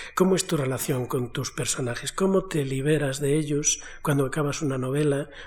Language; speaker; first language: Spanish; native; Spanish